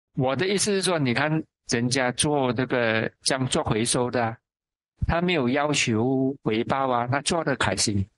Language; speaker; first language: Chinese; non-native, local second language; Min Nan Chinese